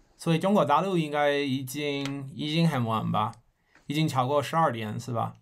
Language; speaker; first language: Chinese; non-native, fluent; English